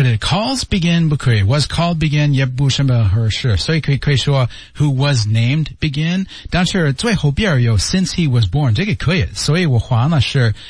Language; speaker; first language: Chinese; non-native, learner; English